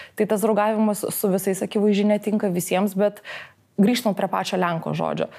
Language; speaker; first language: Lithuanian; non-native, local second language; Polish